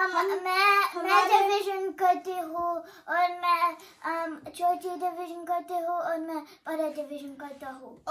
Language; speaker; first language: Hindi; early bilingual, heritage; Hindi